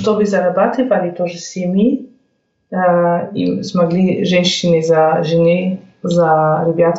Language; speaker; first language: Russian; non-native, fluent; German